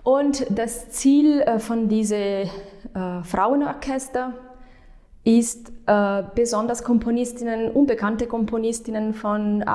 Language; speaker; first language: German; non-native, fluent; Italian